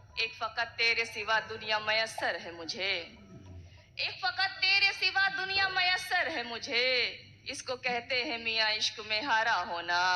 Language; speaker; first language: Urdu; native; Urdu